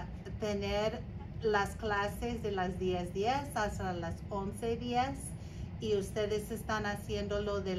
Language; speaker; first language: Spanish; non-native, learner; English